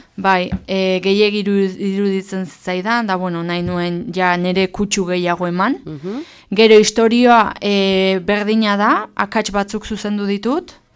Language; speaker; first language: Basque; native; Basque